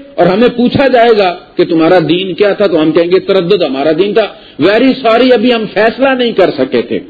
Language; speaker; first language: Urdu; non-native, local second language; Punjabi